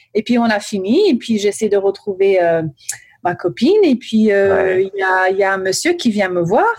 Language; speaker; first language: French; early bilingual, heritage; French